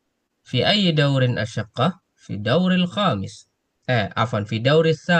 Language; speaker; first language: Arabic; non-native, fluent; Indonesian